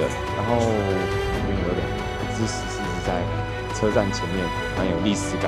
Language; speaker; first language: Chinese; native; Chinese